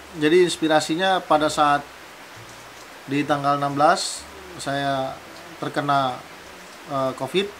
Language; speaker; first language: Indonesian; native; Indonesian